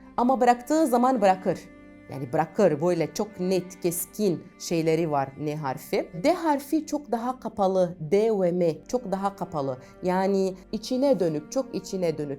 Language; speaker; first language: Turkish; non-native, fluent; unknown